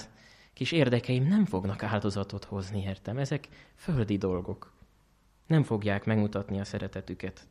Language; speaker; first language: Hungarian; native; Hungarian